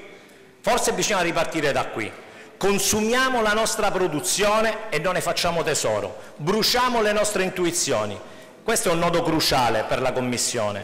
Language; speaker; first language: Italian; native; Italian